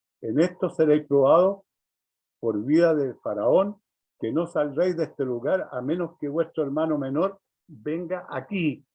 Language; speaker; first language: Spanish; native; Spanish